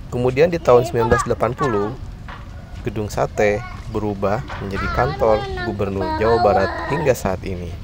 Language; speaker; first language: Indonesian; native; Indonesian